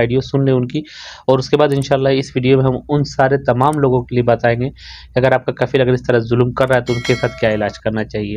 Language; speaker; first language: Hindi; native; Hindi